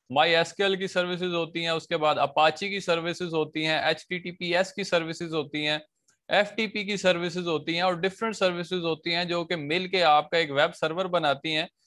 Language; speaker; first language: Urdu; non-native, local second language; Punjabi